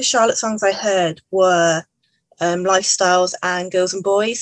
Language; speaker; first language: English; native; English